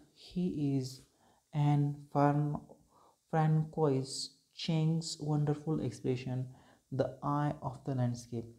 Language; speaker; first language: English; non-native, local second language; Marathi